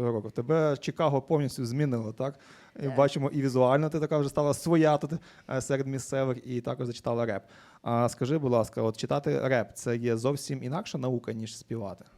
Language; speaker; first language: Ukrainian; native; Ukrainian